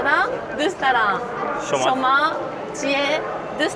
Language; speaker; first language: Persian; non-native, learner; Japanese